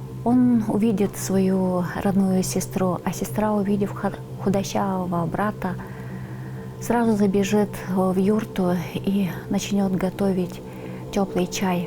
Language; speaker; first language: Russian; non-native, local second language; Tuvinian